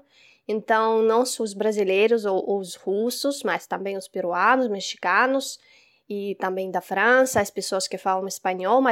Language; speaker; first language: Portuguese; non-native, fluent; Russian